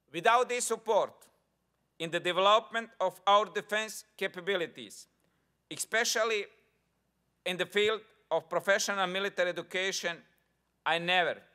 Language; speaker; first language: English; non-native, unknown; Croatian